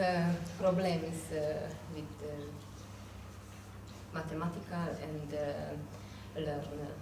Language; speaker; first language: English; non-native, learner; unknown